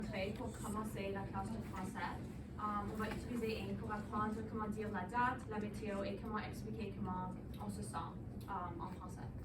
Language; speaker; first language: French; non-native, local second language; English